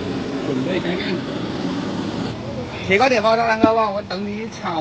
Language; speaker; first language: Chinese; non-native, local second language; Cantonese